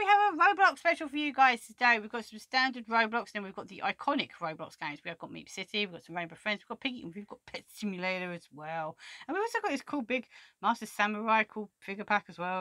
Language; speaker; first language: English; native; English